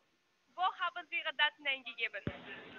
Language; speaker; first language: German; non-native, learner; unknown